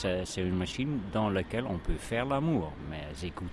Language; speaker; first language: French; non-native, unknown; Dutch